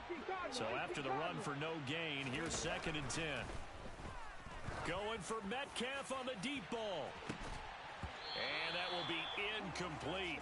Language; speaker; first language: English; native; English